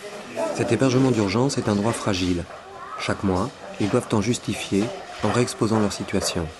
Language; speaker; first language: French; native; French